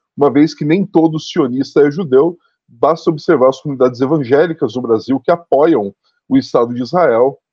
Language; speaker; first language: Portuguese; early bilingual, other home language; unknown